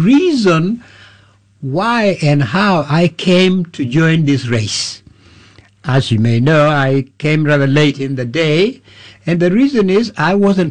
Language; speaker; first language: English; non-native, local second language; Acoli